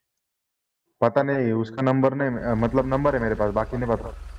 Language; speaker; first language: Hindi; native; Hindi